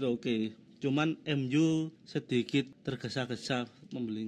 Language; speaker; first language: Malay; non-native, local second language; Javanese